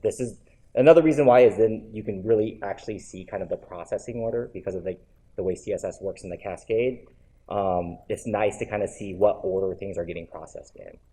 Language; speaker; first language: English; native; English